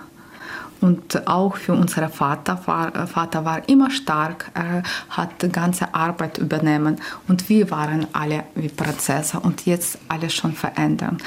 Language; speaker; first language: German; non-native, learner; Ukrainian